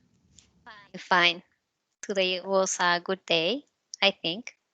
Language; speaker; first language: English; non-native, learner; Spanish